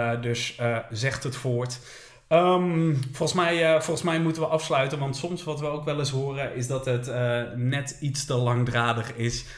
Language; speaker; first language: Dutch; native; Dutch